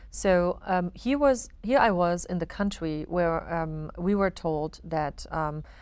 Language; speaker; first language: English; non-native, fluent; Arabic